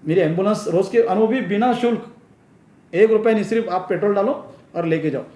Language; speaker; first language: Hindi; non-native, local second language; Urdu